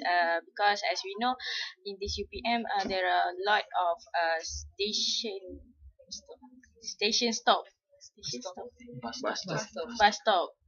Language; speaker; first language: English; non-native, local second language; Malay